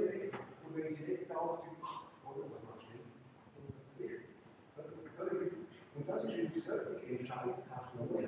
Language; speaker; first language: German; non-native, local second language; Romansh